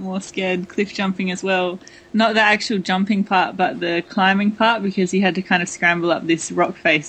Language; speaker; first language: English; native; English